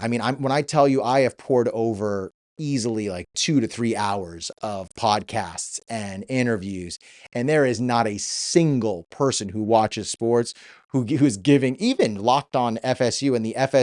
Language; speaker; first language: English; native; English